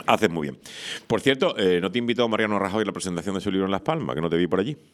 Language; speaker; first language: Spanish; native; Spanish